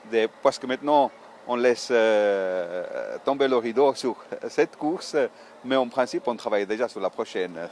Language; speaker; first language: French; non-native, fluent; Italian